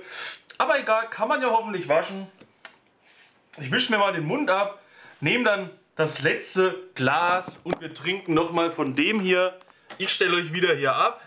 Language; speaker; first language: German; native; German